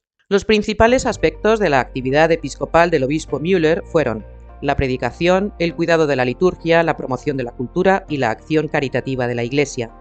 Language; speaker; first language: Spanish; native; Spanish